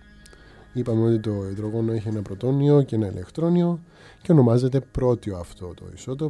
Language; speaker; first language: Greek; native; Greek